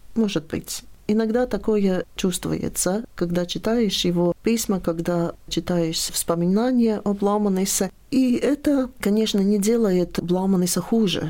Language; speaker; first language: Russian; non-native, local second language; Latvian